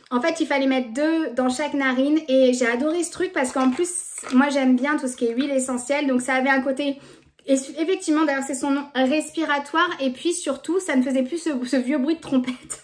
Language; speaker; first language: French; native; French